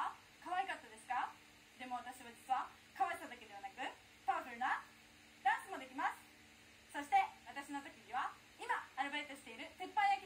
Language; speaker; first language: Japanese; native; Japanese